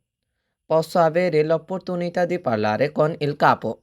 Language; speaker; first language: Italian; non-native, fluent; Bangla